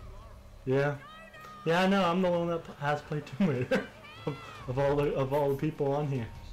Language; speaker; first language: English; native; English